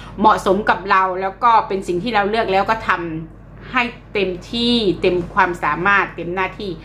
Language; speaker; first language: Thai; native; Thai